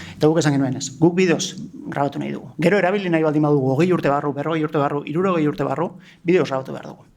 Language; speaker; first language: Basque; native; Basque